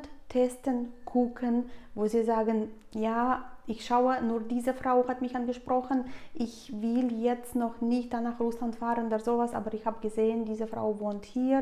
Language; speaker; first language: German; non-native, fluent; Russian